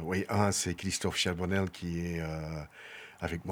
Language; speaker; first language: French; non-native, local second language; Dutch